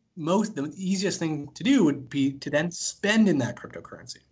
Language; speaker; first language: English; native; English